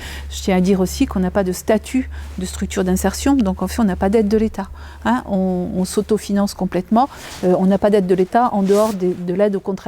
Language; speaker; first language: French; native; French